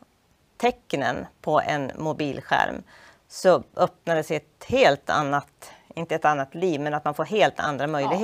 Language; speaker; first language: Swedish; native; Swedish